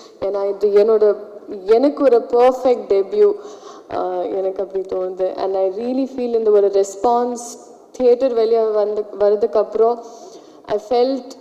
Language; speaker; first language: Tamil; non-native, learner; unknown